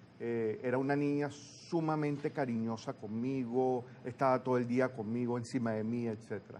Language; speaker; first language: Spanish; native; Spanish